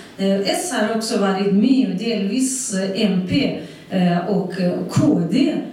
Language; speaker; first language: Swedish; non-native, fluent; Central Kurdish